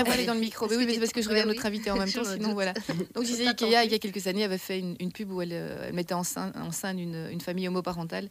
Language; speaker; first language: French; native; French